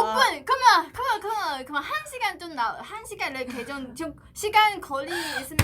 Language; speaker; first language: Korean; non-native, learner; Chinese